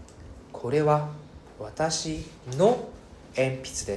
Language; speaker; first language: Japanese; non-native, fluent; English